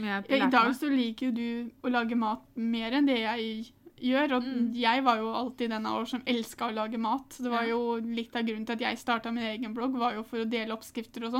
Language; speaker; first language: Norwegian; native; Norwegian